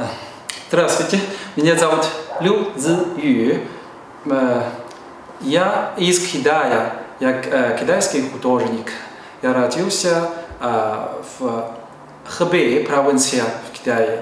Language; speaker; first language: Russian; non-native, learner; Chinese